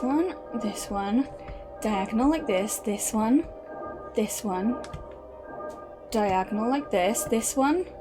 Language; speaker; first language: English; native; English